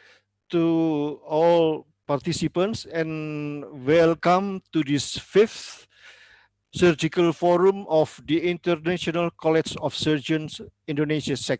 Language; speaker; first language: English; non-native, learner; Indonesian